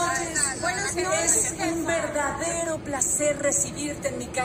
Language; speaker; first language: Spanish; native; Spanish